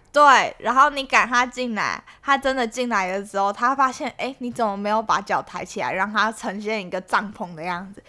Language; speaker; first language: Chinese; native; Chinese